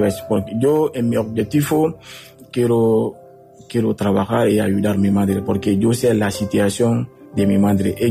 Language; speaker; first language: Spanish; non-native, learner; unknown